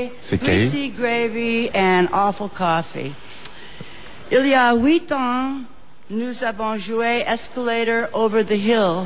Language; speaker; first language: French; non-native, learner; English